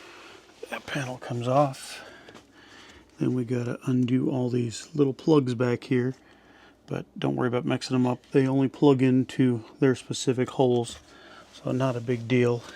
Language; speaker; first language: English; native; English